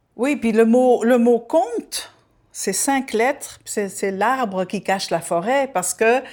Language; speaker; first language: French; non-native, fluent; Dutch